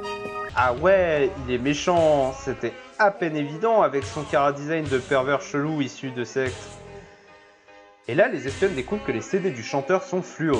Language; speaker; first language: French; native; French